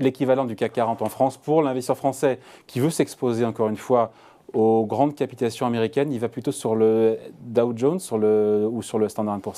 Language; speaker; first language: French; native; French